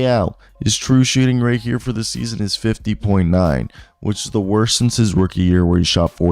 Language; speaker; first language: English; native; English